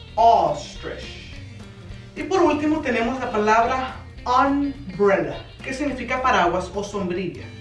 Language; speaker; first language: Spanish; native; Spanish